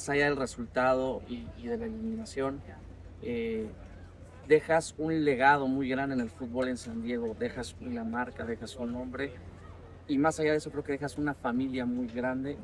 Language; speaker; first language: Spanish; native; Spanish